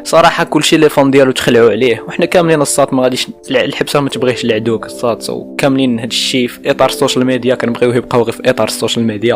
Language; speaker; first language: Arabic; native; Arabic